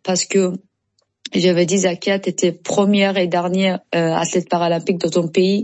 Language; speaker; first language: French; non-native, learner; Persian